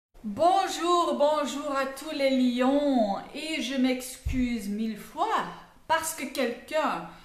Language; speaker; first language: French; non-native, fluent; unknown